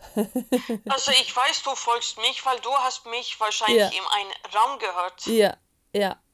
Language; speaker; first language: German; non-native, fluent; Swedish